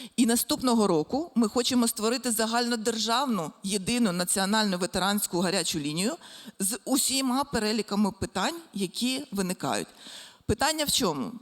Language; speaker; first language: Ukrainian; native; Ukrainian